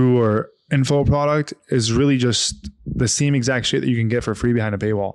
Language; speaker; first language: English; non-native, fluent; Arabic